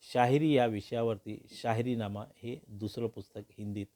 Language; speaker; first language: Marathi; non-native, local second language; Hindi